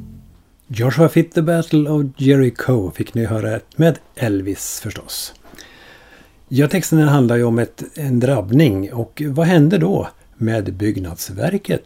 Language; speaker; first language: Swedish; native; Swedish